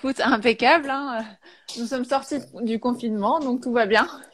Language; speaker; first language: French; native; French